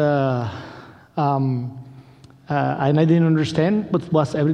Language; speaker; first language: English; non-native, learner; Spanish